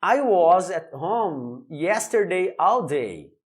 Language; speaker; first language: English; non-native, fluent; Portuguese